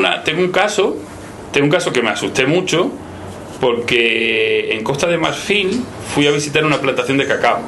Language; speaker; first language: Spanish; native; Spanish